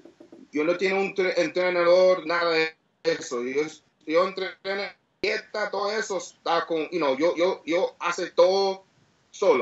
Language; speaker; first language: Spanish; early bilingual, heritage; English